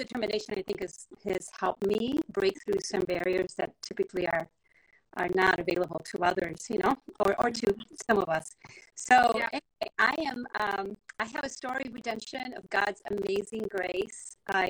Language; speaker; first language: English; non-native, fluent; Spanish